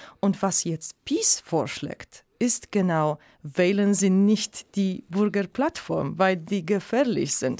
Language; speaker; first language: German; non-native, fluent; Polish